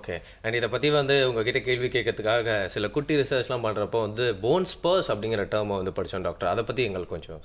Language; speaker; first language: Tamil; native; Tamil